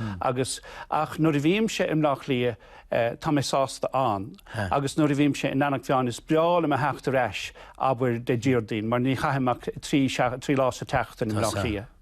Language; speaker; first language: Irish; non-native, local second language; English